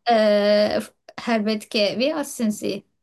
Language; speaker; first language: German; non-native, learner; Turkish